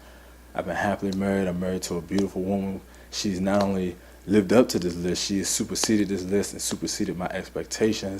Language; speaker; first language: English; native; English